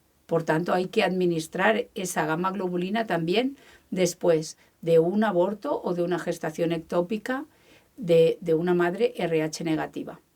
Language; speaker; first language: Spanish; native; Spanish